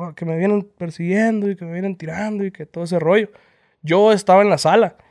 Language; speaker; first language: Spanish; native; Spanish